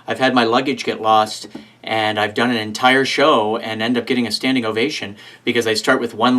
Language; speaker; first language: English; native; English